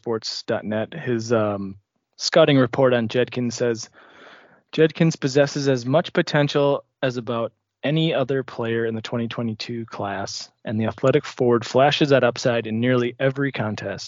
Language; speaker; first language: English; native; English